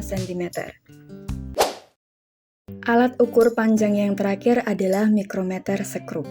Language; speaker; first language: Indonesian; native; Indonesian